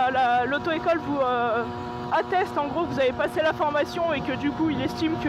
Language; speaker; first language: French; native; French